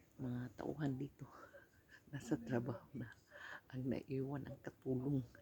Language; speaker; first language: Filipino; non-native, local second language; Cebuano